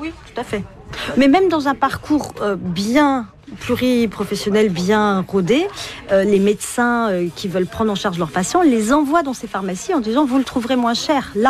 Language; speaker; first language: French; native; French